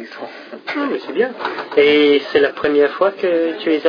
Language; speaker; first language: French; non-native, fluent; English